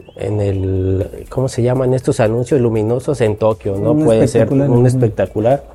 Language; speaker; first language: Spanish; native; Spanish